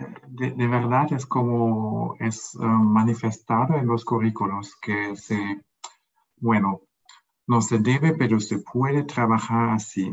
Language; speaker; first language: Spanish; non-native, fluent; German